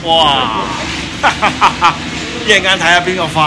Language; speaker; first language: Cantonese; native; Cantonese